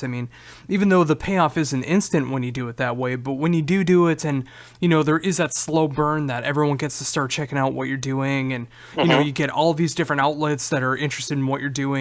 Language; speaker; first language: English; native; English